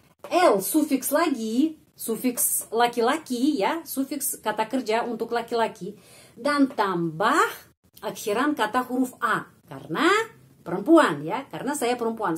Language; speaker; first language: Indonesian; non-native, fluent; Russian